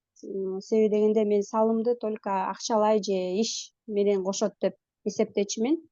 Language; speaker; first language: Kyrgyz; native; Kyrgyz